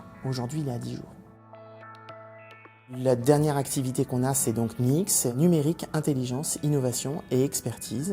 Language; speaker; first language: French; native; French